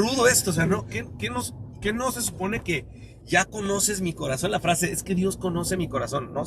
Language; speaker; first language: Spanish; native; Spanish